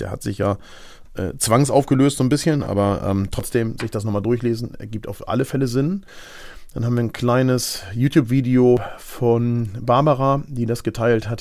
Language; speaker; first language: German; native; German